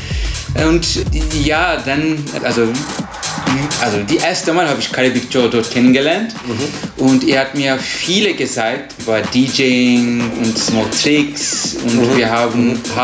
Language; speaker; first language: German; non-native, learner; Turkish